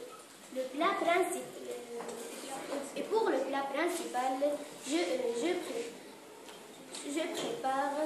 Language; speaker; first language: French; non-native, learner; Arabic